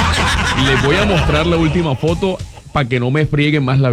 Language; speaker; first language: Spanish; native; Spanish